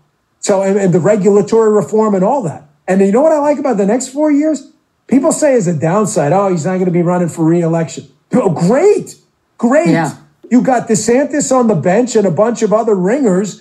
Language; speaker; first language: English; native; English